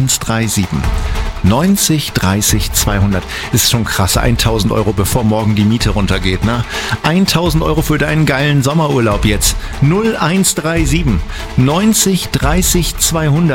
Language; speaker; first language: German; native; German